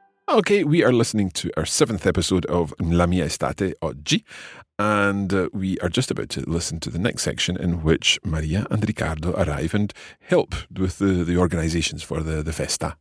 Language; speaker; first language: English; native; English